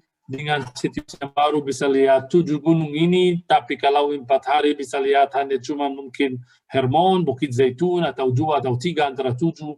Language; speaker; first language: Indonesian; non-native, fluent; Arabic